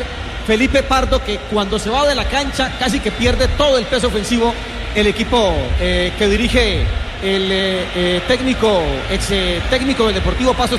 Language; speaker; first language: Spanish; native; Spanish